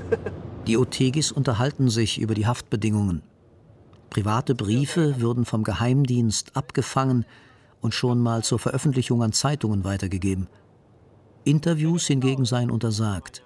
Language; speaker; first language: German; native; German